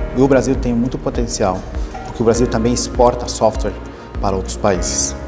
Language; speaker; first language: Portuguese; early bilingual, other home language; Spanish